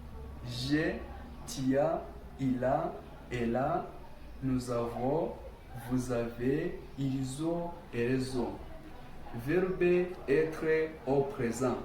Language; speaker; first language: French; non-native, local second language; Kinyarwanda